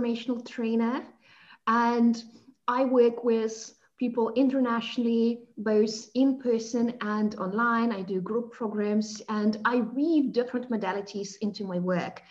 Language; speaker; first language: English; non-native, fluent; Russian